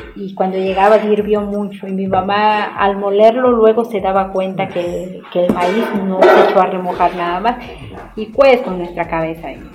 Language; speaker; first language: Spanish; native; Spanish